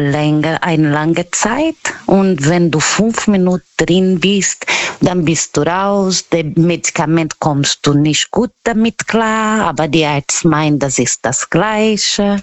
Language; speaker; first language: German; non-native, learner; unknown